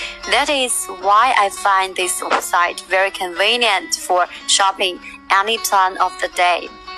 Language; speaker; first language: English; non-native, fluent; Chinese